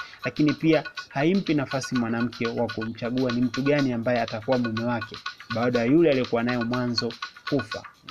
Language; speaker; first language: Swahili; native; Swahili